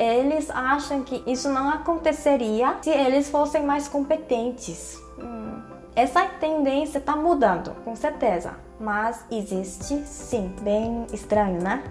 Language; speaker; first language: Portuguese; non-native, fluent; Korean